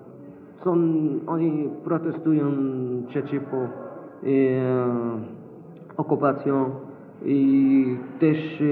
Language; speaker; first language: Polish; non-native, learner; Arabic